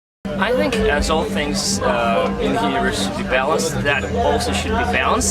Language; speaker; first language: English; non-native, fluent; Russian